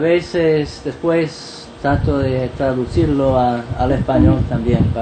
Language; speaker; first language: Spanish; non-native, fluent; English